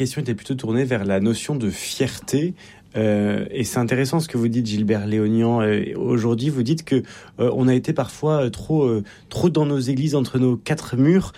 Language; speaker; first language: French; native; French